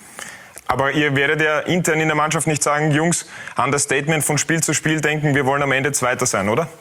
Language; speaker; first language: German; native; German